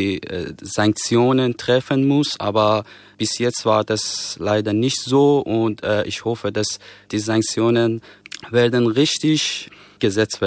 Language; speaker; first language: German; non-native, fluent; Persian